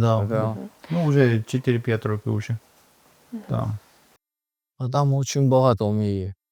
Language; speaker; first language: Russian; non-native, learner; Georgian